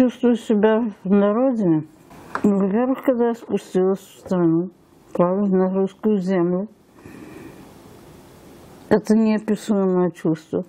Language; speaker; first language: Russian; early bilingual, heritage; Russian